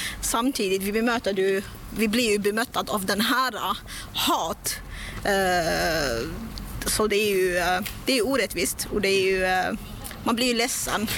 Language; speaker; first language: Swedish; non-native, local second language; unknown